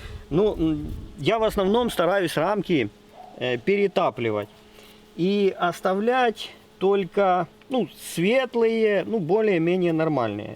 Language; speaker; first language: Russian; native; Russian